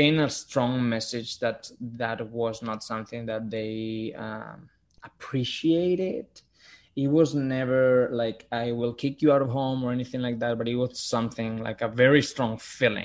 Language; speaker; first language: English; non-native, fluent; Spanish